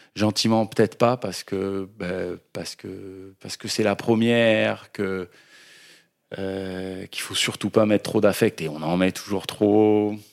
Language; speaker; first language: French; native; French